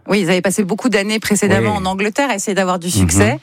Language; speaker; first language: French; native; French